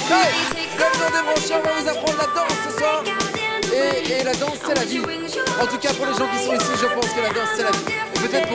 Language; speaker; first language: French; native; French